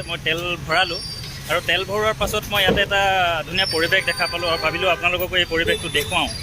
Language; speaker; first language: Assamese; native; Assamese